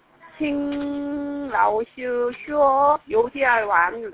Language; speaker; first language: Chinese; non-native, learner; Korean